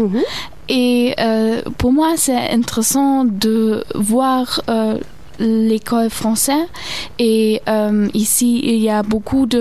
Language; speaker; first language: French; non-native, learner; German